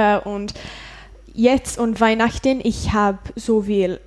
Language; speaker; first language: German; non-native, learner; English